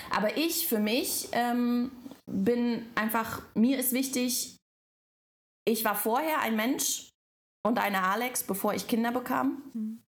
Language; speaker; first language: German; non-native, fluent; Russian